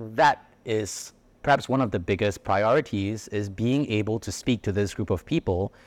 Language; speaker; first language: English; native; English